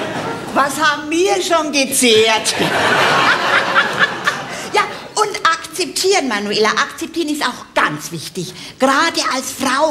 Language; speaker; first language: German; native; German